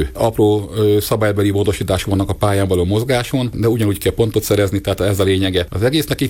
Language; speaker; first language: Hungarian; native; Hungarian